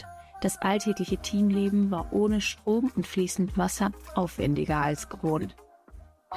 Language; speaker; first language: German; native; German